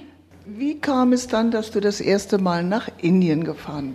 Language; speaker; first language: German; native; German